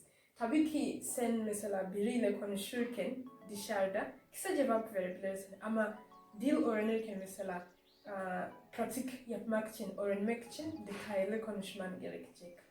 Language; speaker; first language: Turkish; non-native, fluent; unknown